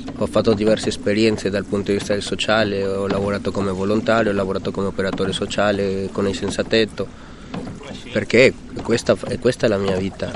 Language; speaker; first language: Italian; non-native, fluent; Spanish